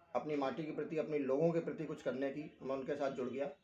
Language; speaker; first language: Hindi; native; Hindi